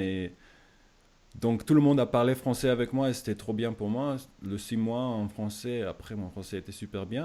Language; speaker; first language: French; non-native, fluent; German